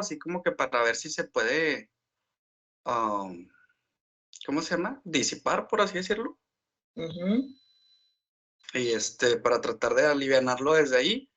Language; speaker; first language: Spanish; native; Spanish